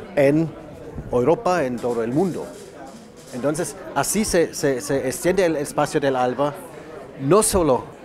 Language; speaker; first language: Spanish; non-native, fluent; German